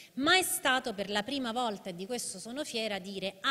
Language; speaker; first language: Italian; native; Italian